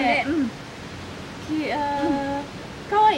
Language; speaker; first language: Japanese; non-native, learner; Indonesian